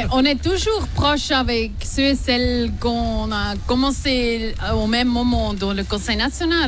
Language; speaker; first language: French; non-native, local second language; Swiss German